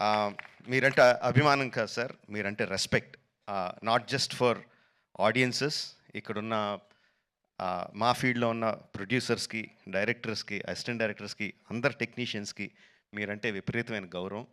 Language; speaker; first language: Telugu; native; Telugu